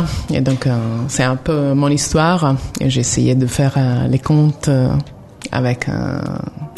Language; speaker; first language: French; non-native, fluent; Italian